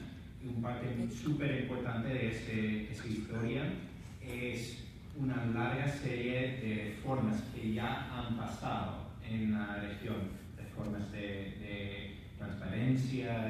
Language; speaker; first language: Spanish; non-native, fluent; English